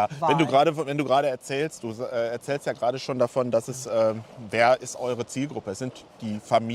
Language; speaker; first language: German; native; German